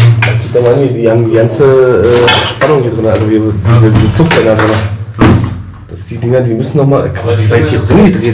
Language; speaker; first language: German; native; German